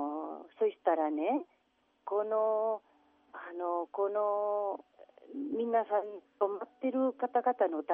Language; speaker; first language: Japanese; non-native, learner; Catalan